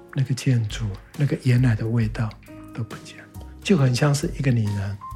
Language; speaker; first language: Chinese; native; Chinese